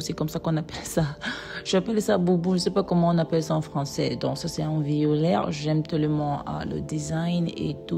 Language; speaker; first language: French; non-native, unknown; English